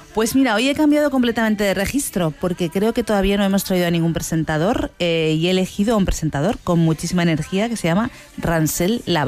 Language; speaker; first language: Spanish; native; Spanish